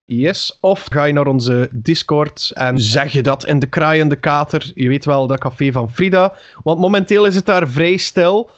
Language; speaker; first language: Dutch; native; Dutch